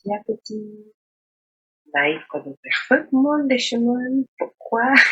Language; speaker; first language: French; non-native, learner; Spanish